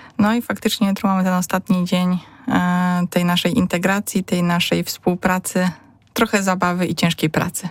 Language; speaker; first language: Polish; native; Polish